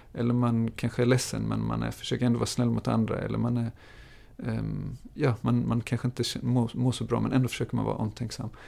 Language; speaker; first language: Swedish; native; Swedish